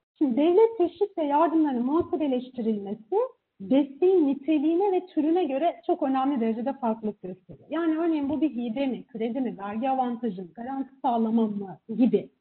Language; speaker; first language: Turkish; native; Turkish